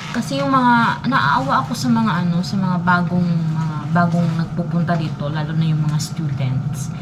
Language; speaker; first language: Filipino; non-native, local second language; Hiligaynon